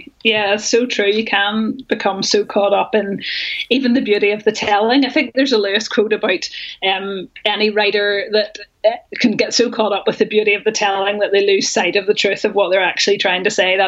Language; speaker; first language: English; native; English